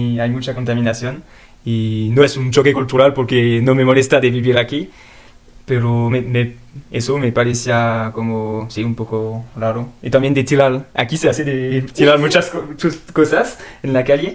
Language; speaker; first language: Spanish; non-native, learner; French